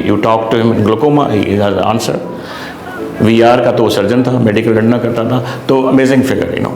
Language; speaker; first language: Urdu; non-native, local second language; Sindhi